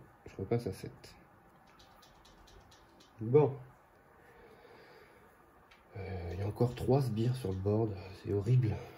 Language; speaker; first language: French; native; French